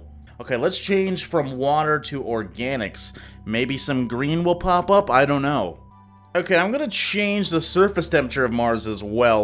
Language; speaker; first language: English; native; English